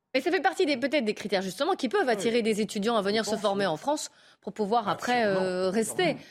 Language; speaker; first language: French; native; French